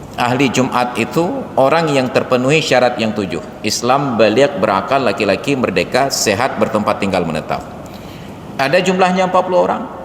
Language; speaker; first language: Malay; non-native, local second language; Achinese